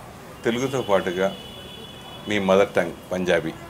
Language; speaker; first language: Telugu; native; Telugu